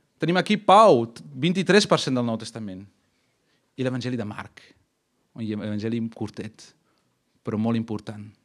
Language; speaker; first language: Catalan; non-native, fluent; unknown